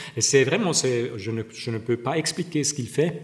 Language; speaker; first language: French; non-native, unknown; German